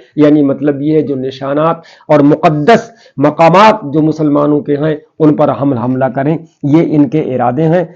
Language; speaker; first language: Urdu; native; Urdu